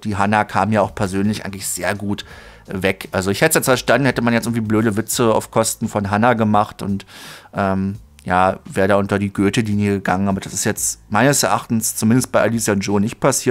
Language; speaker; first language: German; native; German